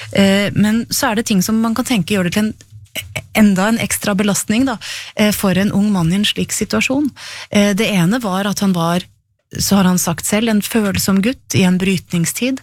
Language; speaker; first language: Norwegian; native; Norwegian